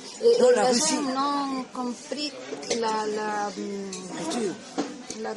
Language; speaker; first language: French; non-native, learner; Italian